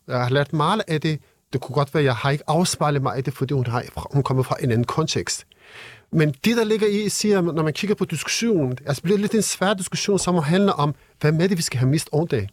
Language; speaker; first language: Danish; non-native, fluent; Kurdish